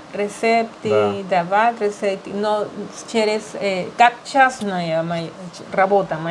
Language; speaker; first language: Russian; non-native, learner; Spanish